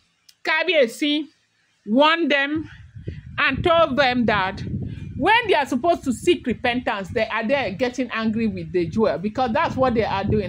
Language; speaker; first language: English; non-native, local second language; Yoruba